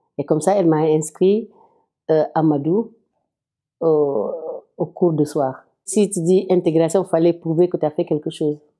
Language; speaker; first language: French; non-native, local second language; Wolof